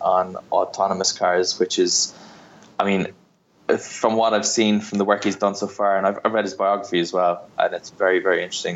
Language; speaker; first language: English; native; English